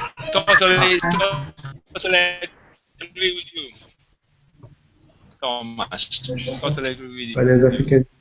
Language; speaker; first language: English; non-native, fluent; Italian